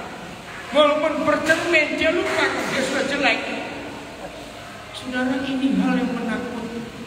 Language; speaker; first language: Indonesian; native; Indonesian